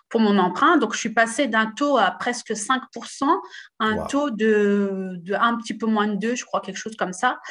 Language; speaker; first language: French; native; French